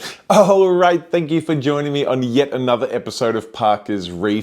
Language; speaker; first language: English; native; English